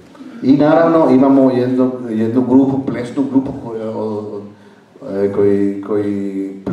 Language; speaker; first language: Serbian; non-native, fluent; Spanish